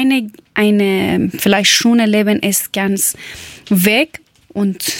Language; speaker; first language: German; non-native, learner; Persian